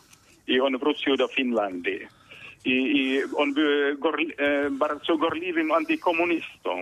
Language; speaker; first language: Polish; non-native, fluent; Finnish